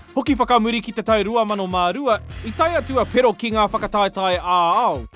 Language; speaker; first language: Māori; non-native, local second language; English